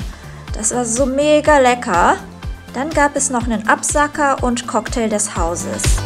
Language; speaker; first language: German; native; German